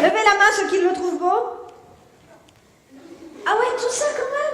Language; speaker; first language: French; native; French